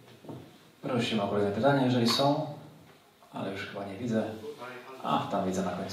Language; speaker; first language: Polish; native; Polish